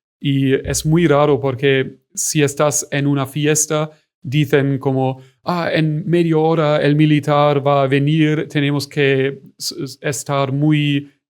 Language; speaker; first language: Spanish; non-native, fluent; German